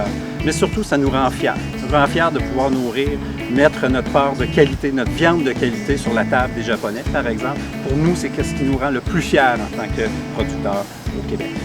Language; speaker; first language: French; native; French